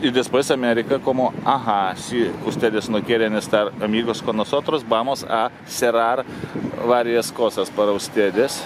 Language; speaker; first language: Spanish; non-native, learner; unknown